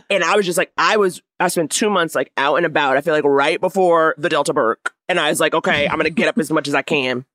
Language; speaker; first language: English; native; English